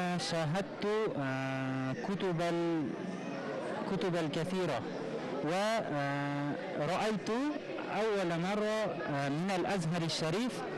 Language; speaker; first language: Arabic; non-native, learner; Uzbek